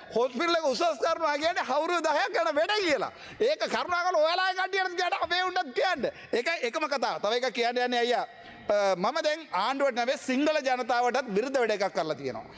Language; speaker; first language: Sinhala; non-native, local second language; Tamil